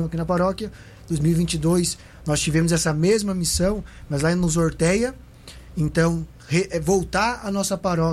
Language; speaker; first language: Portuguese; native; Portuguese